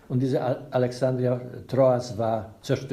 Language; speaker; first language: German; non-native, fluent; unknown